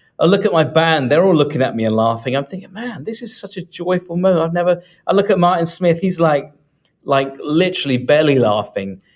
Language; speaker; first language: English; native; English